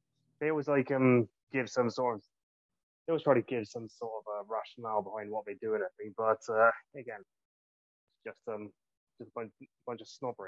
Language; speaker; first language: English; native; English